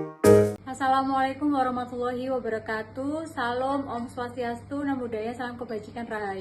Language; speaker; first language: Indonesian; native; Indonesian